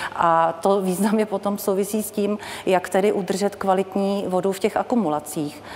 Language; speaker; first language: Czech; native; Czech